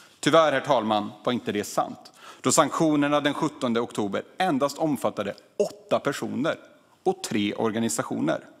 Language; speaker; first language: Swedish; native; Swedish